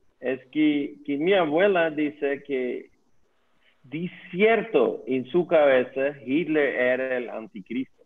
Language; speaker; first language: Spanish; non-native, learner; Dutch